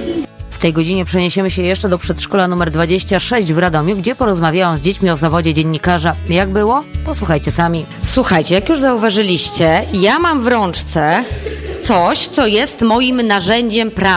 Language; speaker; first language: Polish; native; Polish